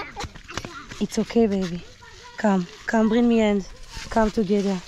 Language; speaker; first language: English; non-native, learner; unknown